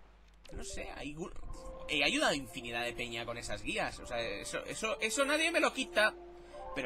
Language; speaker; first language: Spanish; native; Spanish